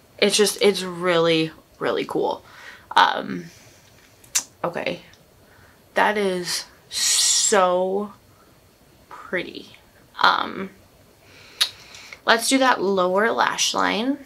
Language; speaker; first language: English; native; English